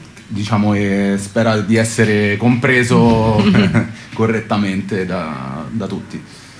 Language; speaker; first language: Italian; native; Italian